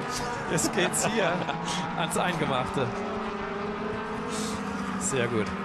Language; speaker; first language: German; native; German